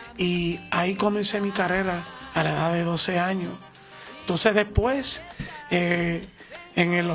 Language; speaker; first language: Spanish; early bilingual, heritage; Spanish